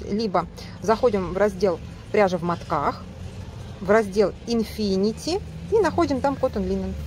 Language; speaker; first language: Russian; native; Russian